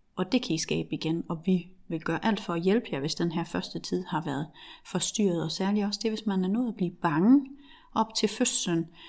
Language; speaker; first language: Danish; native; Danish